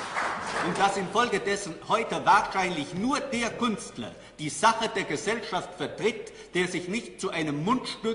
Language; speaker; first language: German; native; German